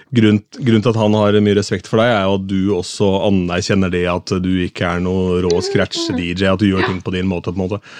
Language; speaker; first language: Norwegian; native; Norwegian